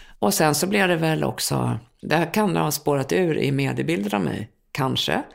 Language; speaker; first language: Swedish; native; Swedish